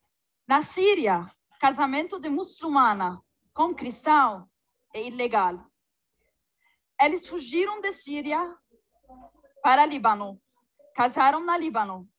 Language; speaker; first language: Portuguese; non-native, fluent; Arabic